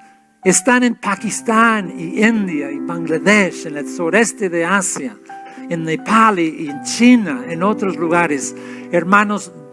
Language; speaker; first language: Spanish; non-native, fluent; English